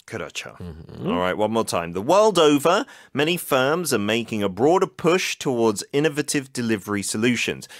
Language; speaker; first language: English; native; English